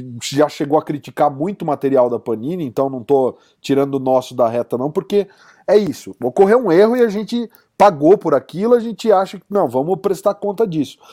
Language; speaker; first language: Portuguese; native; Portuguese